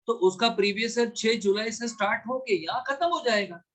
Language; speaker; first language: Hindi; non-native, local second language; Gujarati